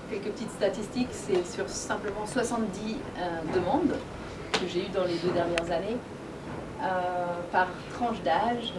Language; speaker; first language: French; native; French